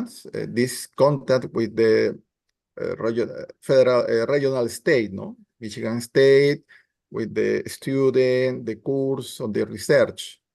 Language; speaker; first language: English; non-native, learner; Spanish